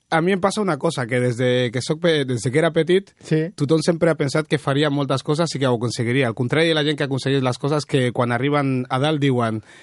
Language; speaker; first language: Catalan; early bilingual, other home language; Spanish